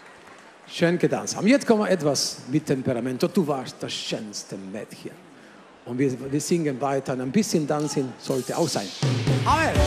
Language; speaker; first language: German; non-native, fluent; Spanish